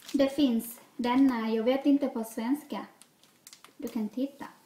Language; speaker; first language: Swedish; non-native, learner; Thai